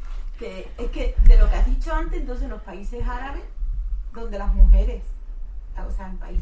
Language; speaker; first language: Spanish; native; Spanish